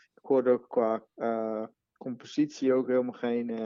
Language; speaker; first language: Dutch; non-native, fluent; Portuguese